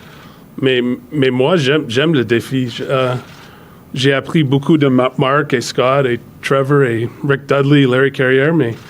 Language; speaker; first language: French; non-native, fluent; English